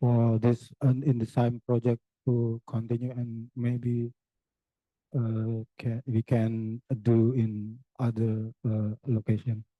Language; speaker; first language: English; non-native, learner; Indonesian